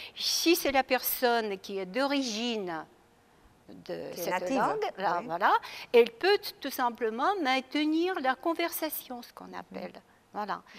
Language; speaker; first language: French; non-native, fluent; Russian